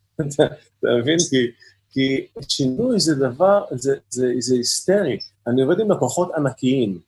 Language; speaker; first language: Hebrew; non-native, fluent; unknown